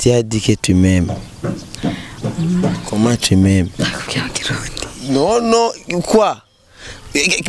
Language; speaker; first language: French; non-native, local second language; Rundi